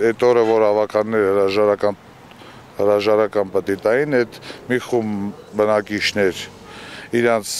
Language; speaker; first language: Armenian; native; Armenian